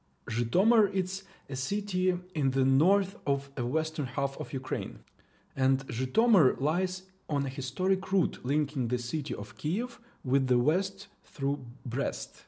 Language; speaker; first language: English; non-native, fluent; Ukrainian